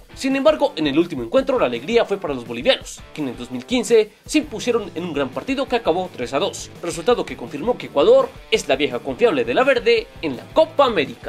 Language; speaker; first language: Spanish; native; Spanish